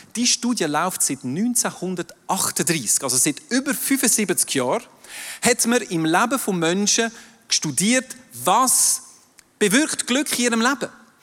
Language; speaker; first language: German; non-native, local second language; French